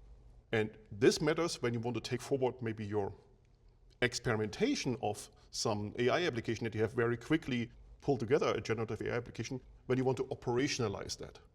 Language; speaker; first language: English; non-native, fluent; German